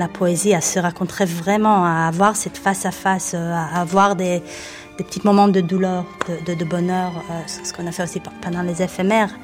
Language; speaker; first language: French; non-native, fluent; Hebrew